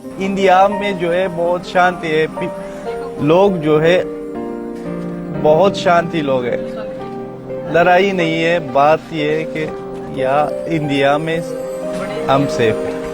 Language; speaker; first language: Hindi; non-native, learner; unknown